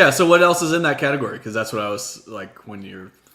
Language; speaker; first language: English; native; English